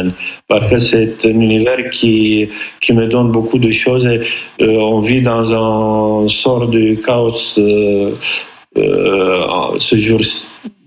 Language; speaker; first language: French; non-native, fluent; Romanian